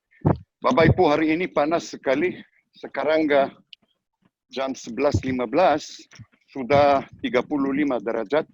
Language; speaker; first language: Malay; non-native, learner; Hebrew